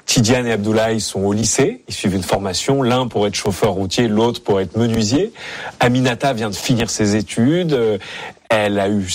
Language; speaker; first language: French; native; French